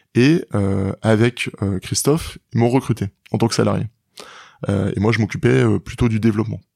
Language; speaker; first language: French; native; French